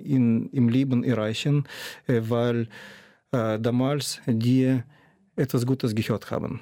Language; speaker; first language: German; non-native, fluent; Russian